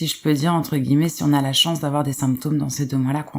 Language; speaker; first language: French; native; French